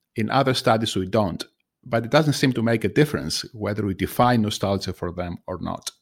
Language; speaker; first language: English; non-native, fluent; Greek